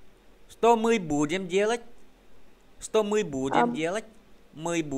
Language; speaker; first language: Russian; non-native, fluent; Vietnamese